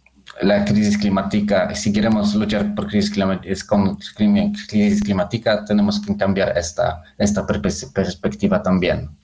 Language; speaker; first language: Spanish; non-native, learner; Polish